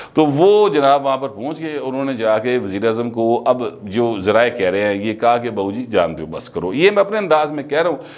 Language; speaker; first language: Urdu; non-native, local second language; Punjabi